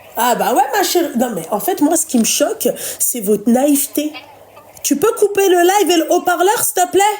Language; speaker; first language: French; native; French